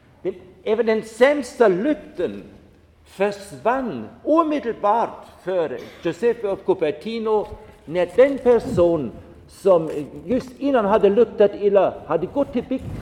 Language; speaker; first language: Swedish; non-native, fluent; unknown